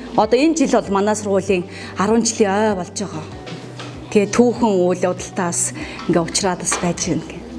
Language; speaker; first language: Mongolian; native; Mongolian